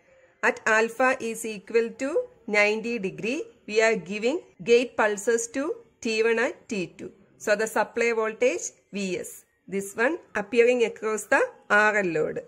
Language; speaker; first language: English; non-native, local second language; Malayalam